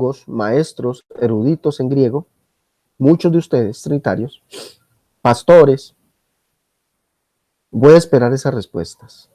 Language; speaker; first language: Spanish; native; Spanish